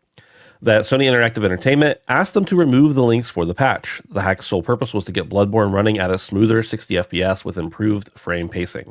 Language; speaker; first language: English; native; English